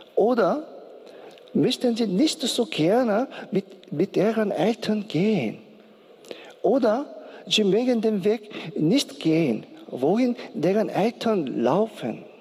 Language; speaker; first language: German; non-native, learner; Korean